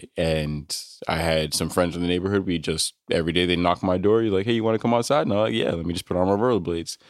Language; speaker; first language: English; native; English